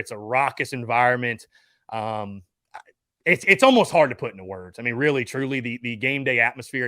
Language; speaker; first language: English; native; English